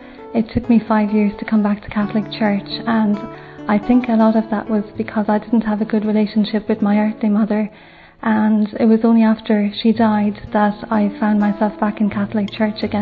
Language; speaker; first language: English; native; English